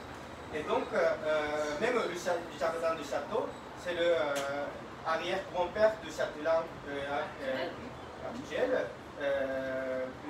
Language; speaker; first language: French; non-native, fluent; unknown